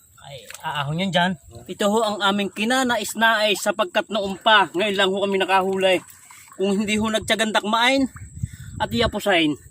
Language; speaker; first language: Filipino; native; Filipino